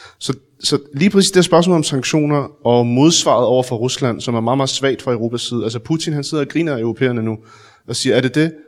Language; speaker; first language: Danish; early bilingual, other home language; Arabic